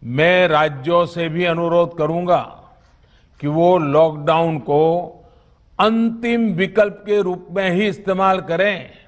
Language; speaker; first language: Hindi; non-native, local second language; Gujarati